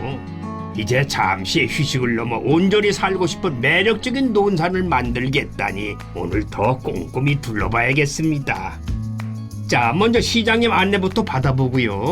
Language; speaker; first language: Korean; native; Korean